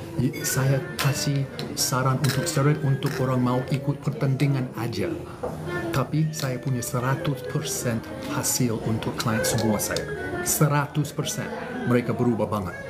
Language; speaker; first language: Indonesian; non-native, learner; English